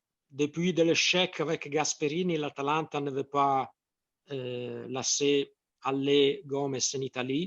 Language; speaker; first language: French; non-native, fluent; Italian